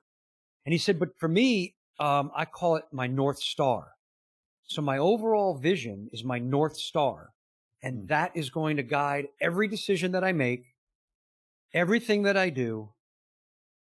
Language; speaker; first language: English; native; English